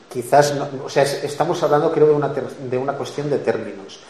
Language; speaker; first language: Spanish; non-native, local second language; Catalan